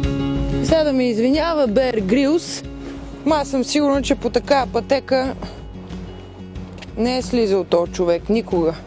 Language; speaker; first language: Bulgarian; native; Bulgarian